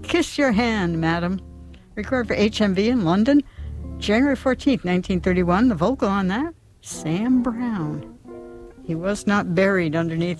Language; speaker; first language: English; native; English